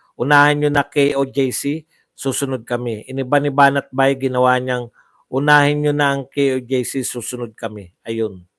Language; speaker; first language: Filipino; non-native, local second language; Cebuano